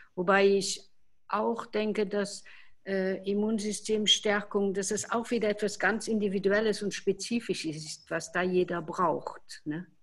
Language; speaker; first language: German; non-native, local second language; Luxembourgish